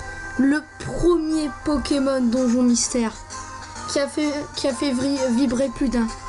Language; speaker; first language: French; native; French